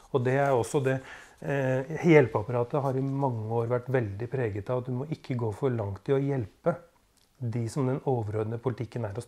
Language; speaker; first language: Norwegian; native; Norwegian